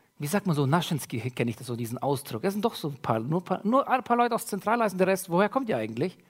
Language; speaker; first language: German; early bilingual, other home language; Russian